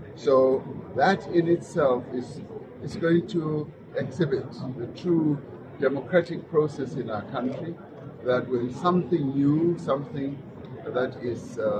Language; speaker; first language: English; non-native, local second language; Venda